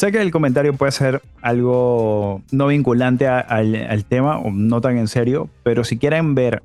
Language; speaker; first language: Spanish; native; Spanish